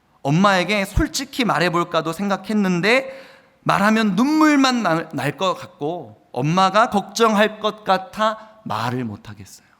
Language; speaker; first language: Korean; native; Korean